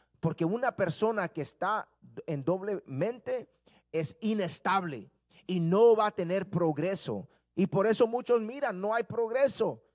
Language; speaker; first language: Spanish; early bilingual, heritage; Spanish